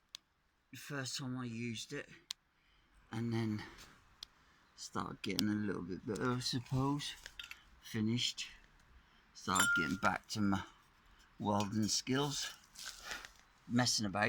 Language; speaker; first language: English; native; English